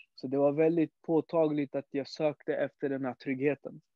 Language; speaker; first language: Swedish; early bilingual, other home language; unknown